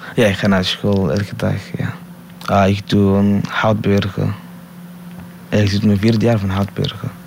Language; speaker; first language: Dutch; non-native, learner; Somali